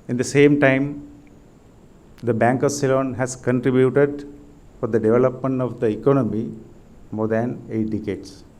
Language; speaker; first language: English; non-native, local second language; Sinhala